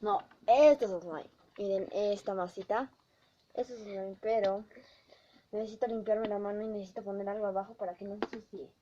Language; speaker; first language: Spanish; native; Spanish